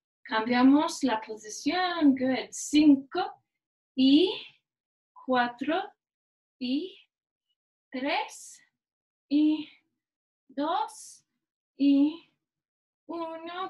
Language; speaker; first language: Spanish; non-native, learner; English